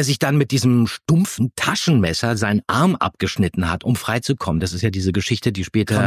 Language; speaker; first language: German; native; German